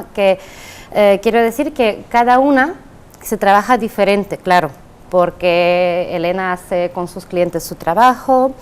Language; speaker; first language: Spanish; non-native, fluent; Russian